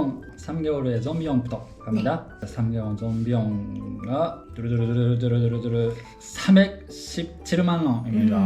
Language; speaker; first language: Korean; non-native, learner; Japanese